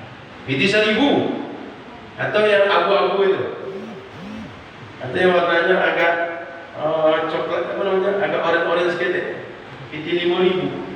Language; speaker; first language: Indonesian; non-native, local second language; Malay